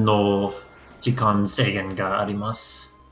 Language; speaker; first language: Japanese; non-native, learner; English